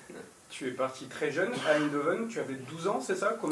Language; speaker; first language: French; native; French